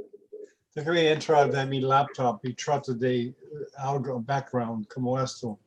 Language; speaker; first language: Spanish; non-native, learner; English